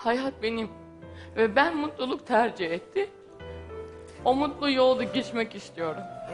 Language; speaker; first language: Turkish; non-native, learner; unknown